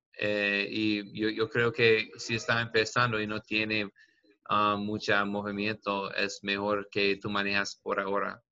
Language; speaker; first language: Spanish; non-native, learner; English